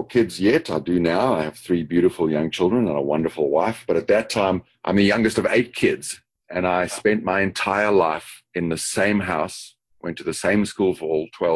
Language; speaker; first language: English; native; English